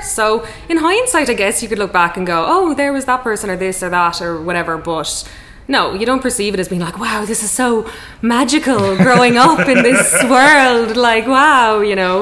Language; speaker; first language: English; native; English